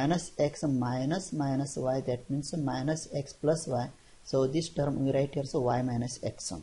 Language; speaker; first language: English; non-native, local second language; Marathi